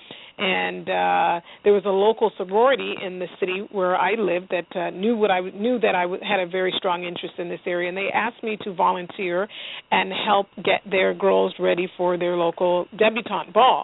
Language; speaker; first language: English; native; English